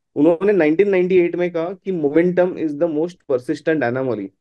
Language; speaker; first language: Hindi; non-native, local second language; Gujarati